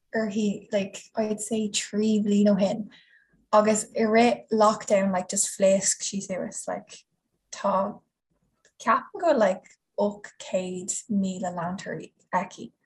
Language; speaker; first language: Irish; non-native, local second language; English